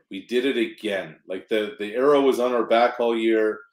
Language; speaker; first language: English; native; English